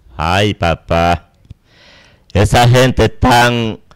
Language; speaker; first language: Spanish; native; Spanish